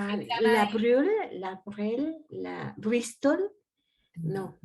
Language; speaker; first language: French; non-native, learner; Spanish